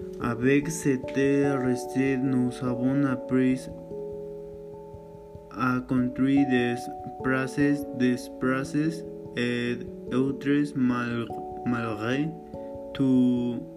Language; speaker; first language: French; non-native, learner; Spanish